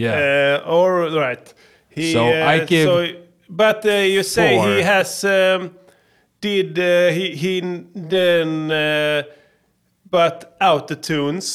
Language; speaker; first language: English; non-native, fluent; Swedish